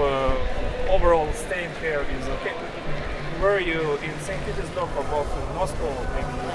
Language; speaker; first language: English; non-native, learner; Russian